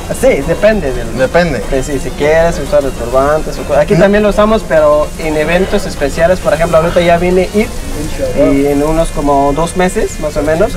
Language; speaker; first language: Spanish; non-native, fluent; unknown